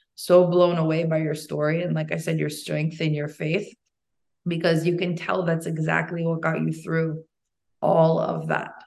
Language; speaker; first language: English; early bilingual, other home language; Albanian